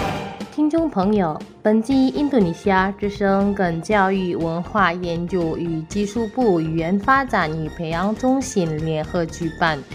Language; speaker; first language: Chinese; non-native, fluent; Indonesian